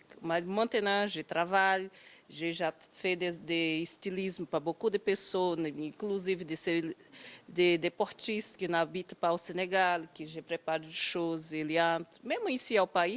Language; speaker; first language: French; non-native, learner; Portuguese